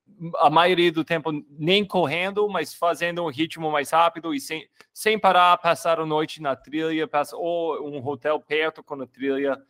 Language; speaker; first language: Portuguese; non-native, fluent; English